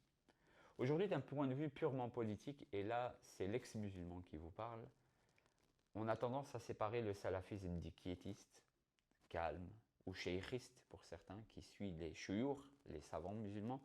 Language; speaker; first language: French; native; French